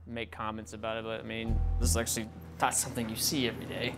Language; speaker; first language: English; native; English